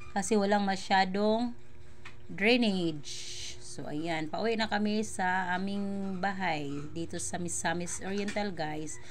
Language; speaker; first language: Filipino; non-native, local second language; Cebuano